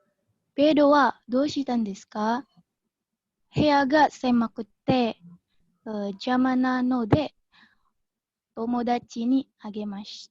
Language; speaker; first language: Japanese; non-native, learner; Indonesian